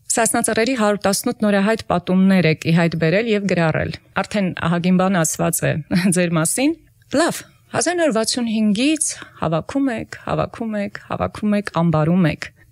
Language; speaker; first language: Armenian; native; Armenian